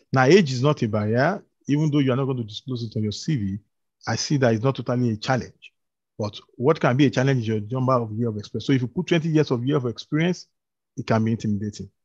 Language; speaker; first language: English; non-native, local second language; Yoruba